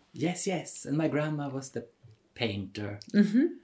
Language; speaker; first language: English; non-native, fluent; Swedish